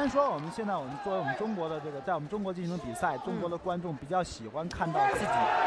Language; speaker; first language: Chinese; native; Chinese